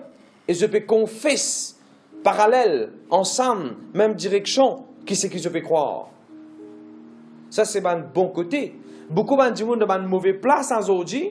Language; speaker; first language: French; non-native, local second language; Morisyen